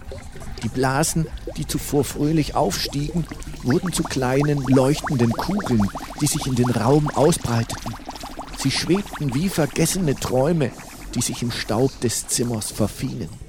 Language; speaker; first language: German; native; German